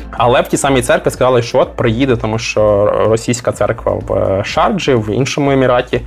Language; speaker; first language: Ukrainian; native; Ukrainian